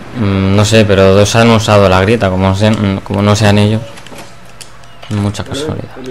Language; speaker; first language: Spanish; native; Spanish